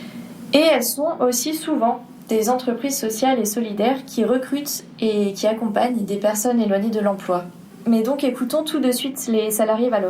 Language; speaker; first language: French; native; French